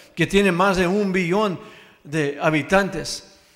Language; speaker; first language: Spanish; early bilingual, heritage; Spanish